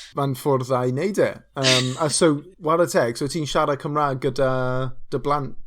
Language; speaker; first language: Welsh; non-native, local second language; English